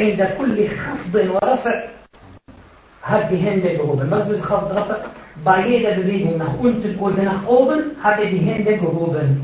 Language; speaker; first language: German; non-native, fluent; Arabic